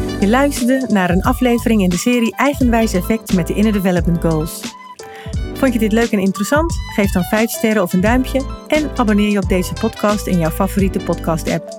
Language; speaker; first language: Dutch; native; Dutch